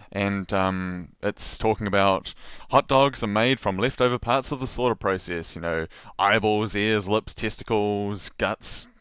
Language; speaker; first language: English; native; English